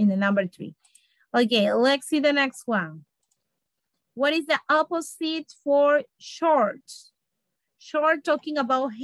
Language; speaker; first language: English; non-native, learner; Spanish